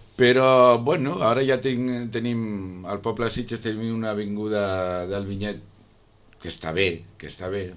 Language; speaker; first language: Catalan; non-native, local second language; Spanish